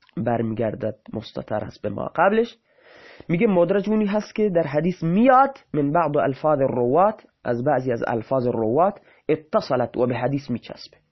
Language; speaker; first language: Persian; non-native, local second language; Baluchi